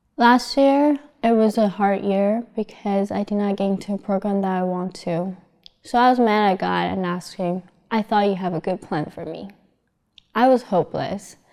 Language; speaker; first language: English; non-native, fluent; Chinese